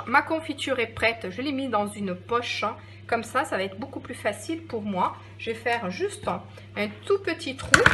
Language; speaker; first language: French; non-native, local second language; Arabic